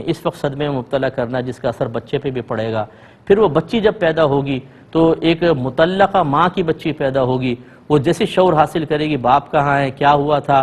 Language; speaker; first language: Urdu; native; Urdu